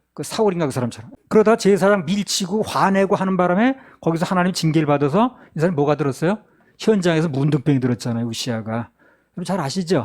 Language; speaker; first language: Korean; native; Korean